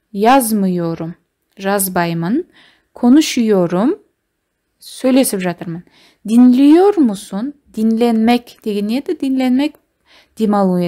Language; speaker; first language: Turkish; non-native, fluent; Kazakh